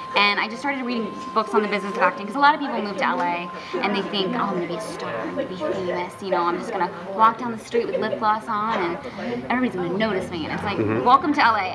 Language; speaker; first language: English; native; English